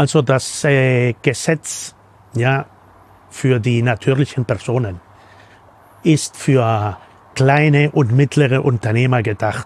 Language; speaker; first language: German; non-native, fluent; Spanish